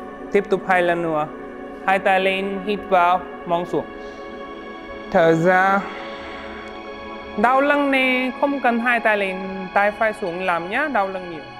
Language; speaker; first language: Vietnamese; non-native, learner; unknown